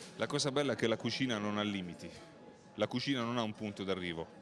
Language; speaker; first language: Italian; native; Italian